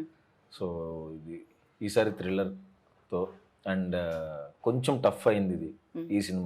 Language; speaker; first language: Telugu; native; Telugu